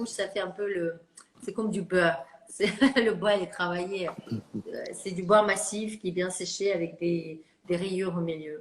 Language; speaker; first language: French; non-native, fluent; Russian